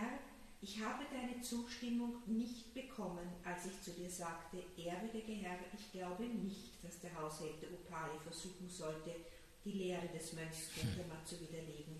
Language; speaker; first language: German; native; German